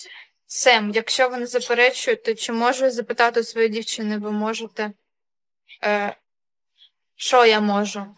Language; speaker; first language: Ukrainian; non-native, local second language; Russian